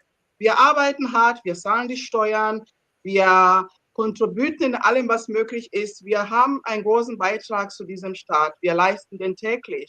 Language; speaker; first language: German; non-native, fluent; Ganda